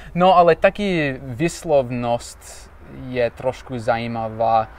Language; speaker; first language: Czech; non-native, learner; English